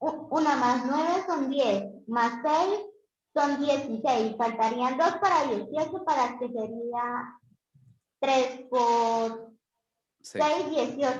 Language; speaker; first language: Spanish; native; Spanish